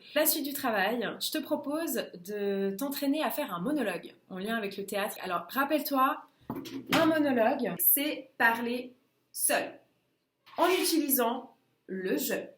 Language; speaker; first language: French; native; French